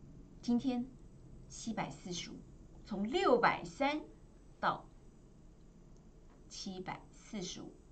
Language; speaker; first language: Chinese; native; Chinese